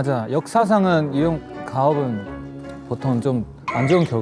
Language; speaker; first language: Korean; non-native, fluent; Chinese